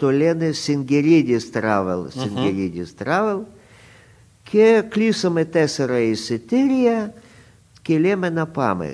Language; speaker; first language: Greek; non-native, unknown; Russian